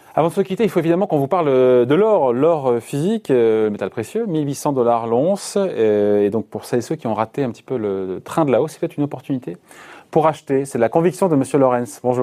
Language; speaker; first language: French; native; French